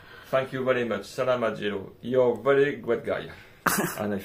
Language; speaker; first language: English; non-native, learner; French